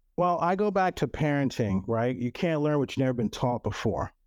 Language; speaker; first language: English; non-native, local second language; French